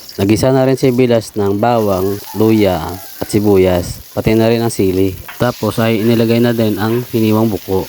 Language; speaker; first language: Filipino; native; Filipino